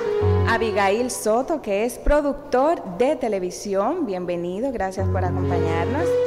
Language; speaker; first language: Spanish; native; Spanish